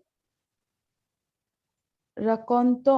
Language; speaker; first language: French; non-native, learner; Bangla